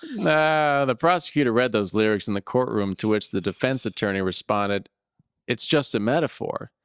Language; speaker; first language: English; native; English